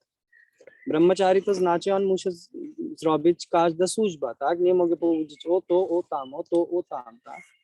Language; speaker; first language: Polish; non-native, learner; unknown